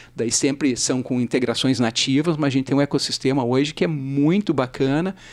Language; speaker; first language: Portuguese; native; Portuguese